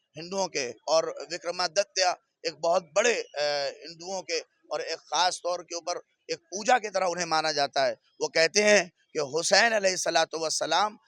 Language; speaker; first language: Urdu; native; Urdu